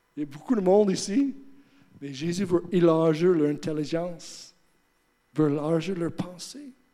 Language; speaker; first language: French; non-native, fluent; English